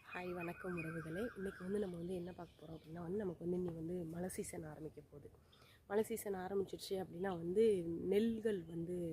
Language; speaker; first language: Tamil; native; Tamil